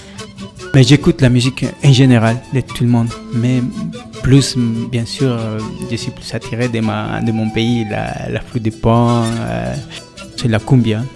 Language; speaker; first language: French; non-native, learner; Spanish